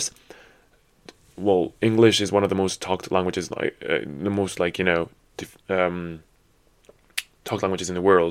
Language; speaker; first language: English; non-native, fluent; Italian